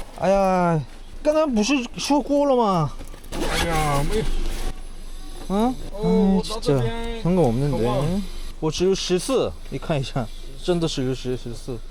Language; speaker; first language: Chinese; non-native, learner; Korean